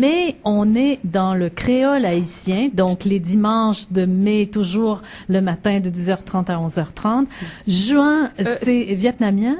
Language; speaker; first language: French; native; French